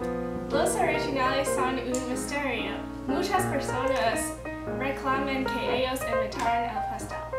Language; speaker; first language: Spanish; non-native, learner; English